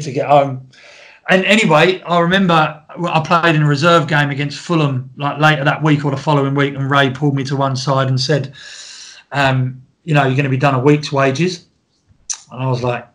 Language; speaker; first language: English; native; English